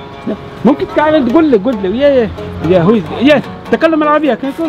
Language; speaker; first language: Arabic; non-native, learner; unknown